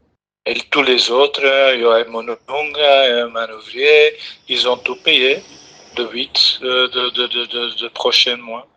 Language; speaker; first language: French; non-native, local second language; Dutch